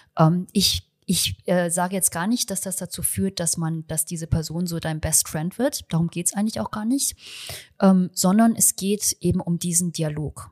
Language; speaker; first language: German; early bilingual, other home language; Chinese